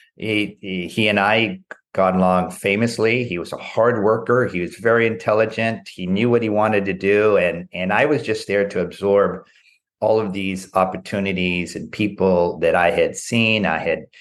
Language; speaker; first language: English; native; English